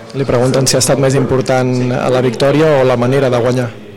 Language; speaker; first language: Catalan; native; Catalan